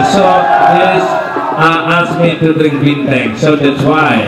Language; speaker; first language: English; non-native, learner; Balinese